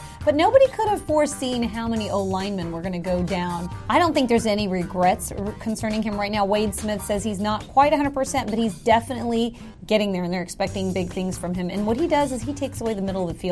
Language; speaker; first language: English; native; English